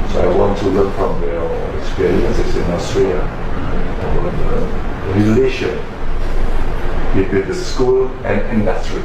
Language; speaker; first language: English; non-native, learner; Indonesian